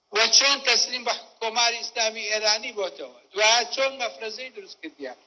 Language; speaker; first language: Central Kurdish; native; Central Kurdish